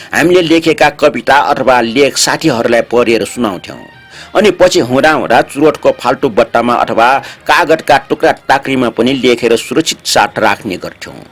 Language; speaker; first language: Nepali; non-native, local second language; Newari